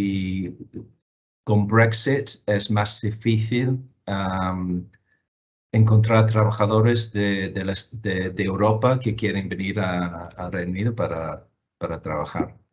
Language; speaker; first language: Spanish; non-native, fluent; English